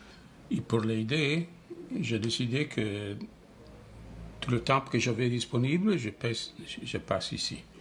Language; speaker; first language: French; non-native, fluent; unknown